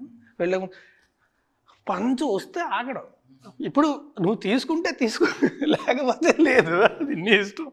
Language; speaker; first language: Telugu; native; Telugu